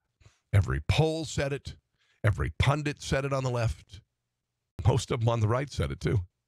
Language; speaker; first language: English; native; English